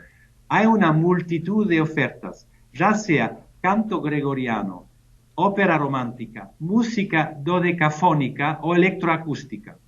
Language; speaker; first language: Spanish; non-native, fluent; German